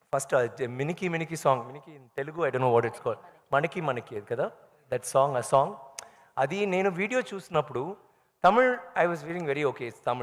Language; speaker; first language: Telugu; non-native, learner; Tamil